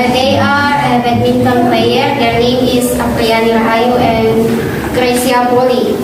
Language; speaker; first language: English; non-native, learner; Indonesian